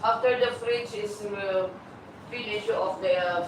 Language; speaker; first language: English; non-native, learner; Filipino